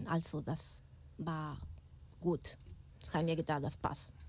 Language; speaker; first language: German; non-native, fluent; Spanish